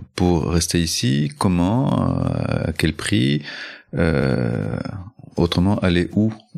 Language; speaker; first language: French; early bilingual, other home language; Spanish